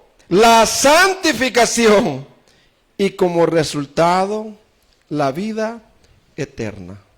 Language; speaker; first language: Spanish; native; Spanish